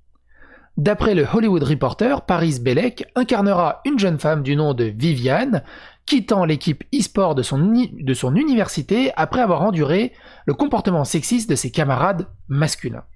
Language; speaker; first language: French; native; French